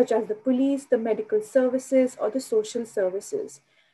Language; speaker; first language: English; non-native, local second language; Hindi